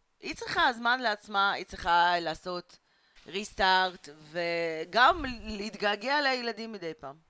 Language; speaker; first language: Hebrew; early bilingual, other home language; Russian